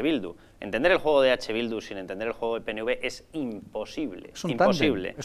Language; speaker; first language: Spanish; native; Spanish